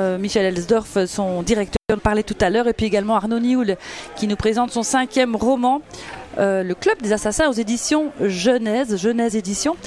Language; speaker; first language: French; native; French